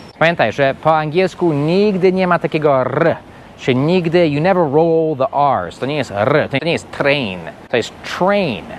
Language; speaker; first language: Polish; non-native, fluent; English